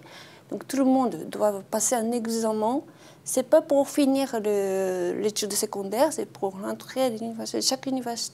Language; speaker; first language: French; non-native, fluent; Japanese